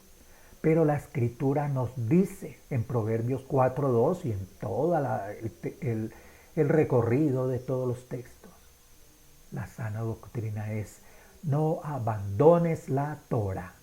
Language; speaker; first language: Spanish; native; Spanish